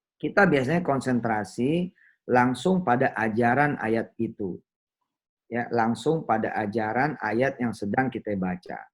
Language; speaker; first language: Indonesian; native; Indonesian